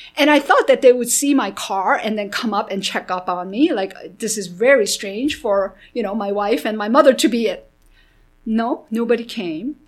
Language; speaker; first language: English; early bilingual, other home language; Korean